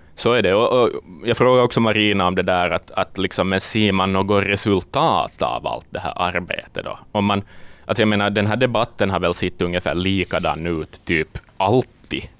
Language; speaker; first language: Swedish; native; Swedish